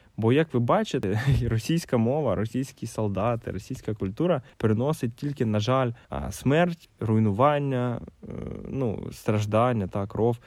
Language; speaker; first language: Ukrainian; non-native, local second language; Russian